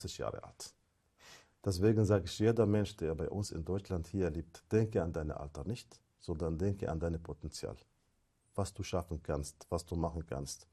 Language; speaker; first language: German; non-native, fluent; Arabic